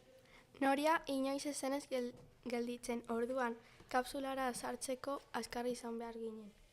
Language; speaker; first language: Basque; non-native, local second language; Spanish